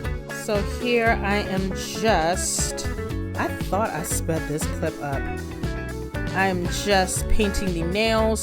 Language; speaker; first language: English; native; English